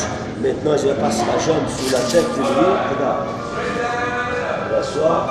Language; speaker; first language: French; non-native, learner; Portuguese